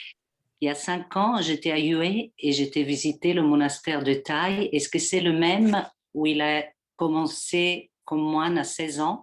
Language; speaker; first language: French; non-native, fluent; English